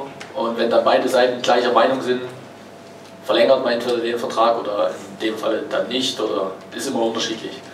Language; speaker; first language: German; native; German